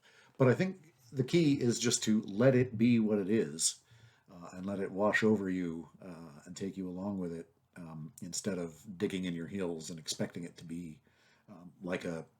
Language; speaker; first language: English; native; English